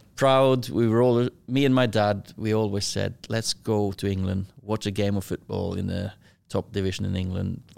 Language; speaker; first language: English; non-native, fluent; Norwegian